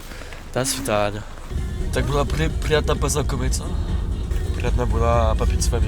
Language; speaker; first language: Russian; non-native, learner; French